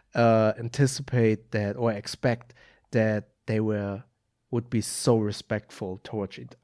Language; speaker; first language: English; non-native, fluent; German